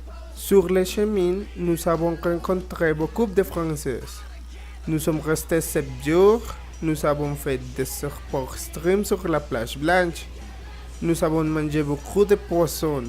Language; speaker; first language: French; non-native, learner; Spanish